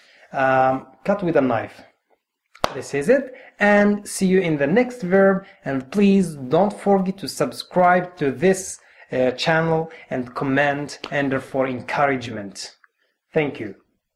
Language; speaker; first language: English; non-native, fluent; Arabic